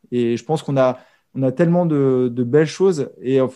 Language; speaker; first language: French; native; French